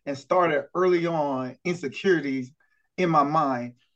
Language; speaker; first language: English; native; English